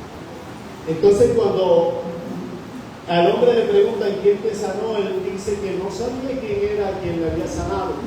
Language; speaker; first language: Spanish; native; Spanish